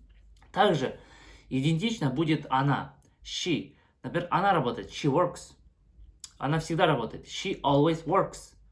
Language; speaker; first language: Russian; non-native, local second language; Kazakh